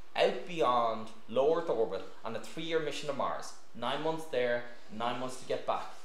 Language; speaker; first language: English; native; English